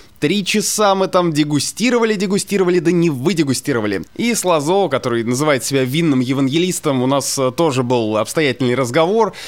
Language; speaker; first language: Russian; native; Russian